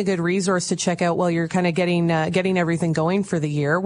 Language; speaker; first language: English; native; English